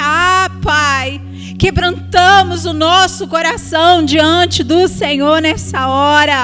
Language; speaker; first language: Portuguese; native; Portuguese